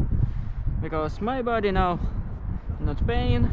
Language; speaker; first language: English; non-native, learner; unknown